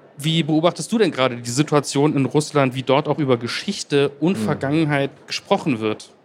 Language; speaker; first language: German; native; German